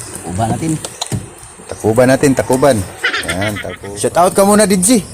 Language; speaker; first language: Filipino; native; Filipino